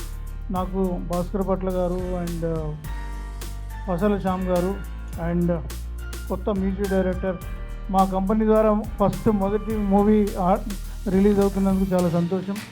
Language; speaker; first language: Telugu; native; Telugu